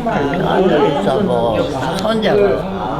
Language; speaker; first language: Korean; early bilingual, heritage; Korean